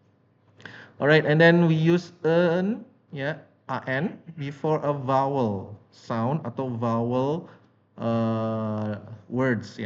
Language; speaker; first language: English; non-native, fluent; Indonesian